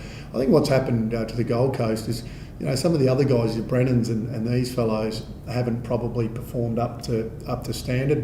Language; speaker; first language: English; native; English